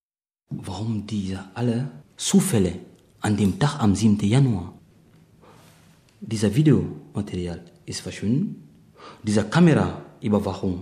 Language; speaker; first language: German; non-native, fluent; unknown